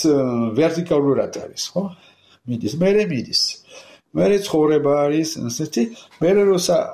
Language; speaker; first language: Georgian; non-native, learner; French